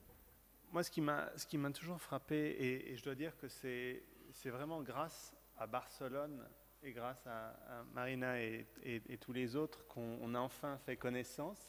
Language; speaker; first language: French; native; French